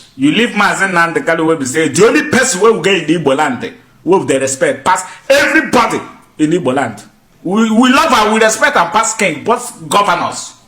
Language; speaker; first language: Nigerian Pidgin; non-native, local second language; Igbo